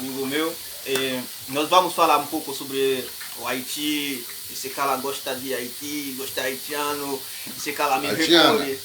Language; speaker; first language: Portuguese; non-native, learner; Haitian Creole